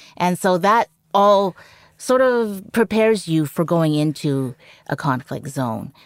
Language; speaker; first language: English; early bilingual, other home language; Cantonese